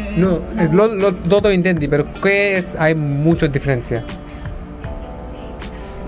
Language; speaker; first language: Spanish; non-native, learner; Hindi